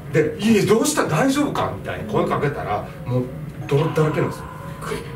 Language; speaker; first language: Japanese; native; Japanese